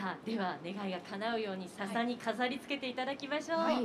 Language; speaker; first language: Japanese; native; Japanese